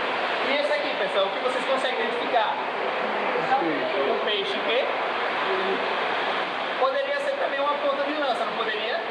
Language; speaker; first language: Portuguese; native; Portuguese